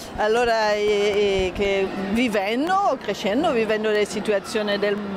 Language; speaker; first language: Italian; non-native, fluent; German